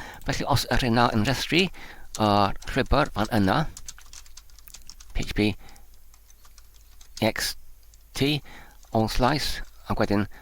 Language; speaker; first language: Welsh; non-native, learner; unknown